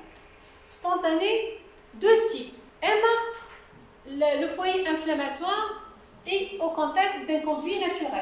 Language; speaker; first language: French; non-native, local second language; Arabic